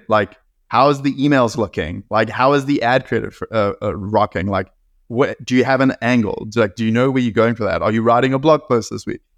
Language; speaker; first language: English; native; English